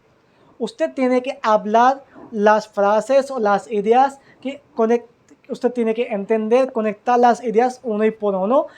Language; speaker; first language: Spanish; non-native, learner; Hindi